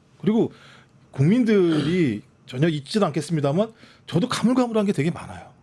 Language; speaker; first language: Korean; native; Korean